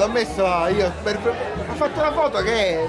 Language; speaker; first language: Italian; native; Italian